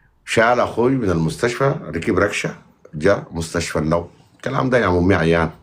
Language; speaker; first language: Arabic; native; Arabic